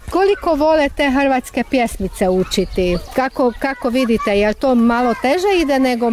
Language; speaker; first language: Croatian; native; Croatian